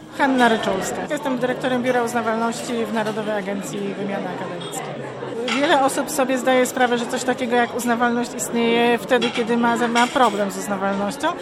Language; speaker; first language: Polish; native; Polish